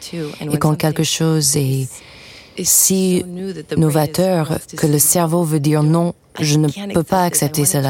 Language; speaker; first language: French; non-native, fluent; English